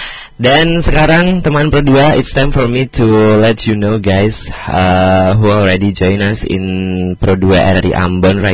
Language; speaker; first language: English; non-native, fluent; Indonesian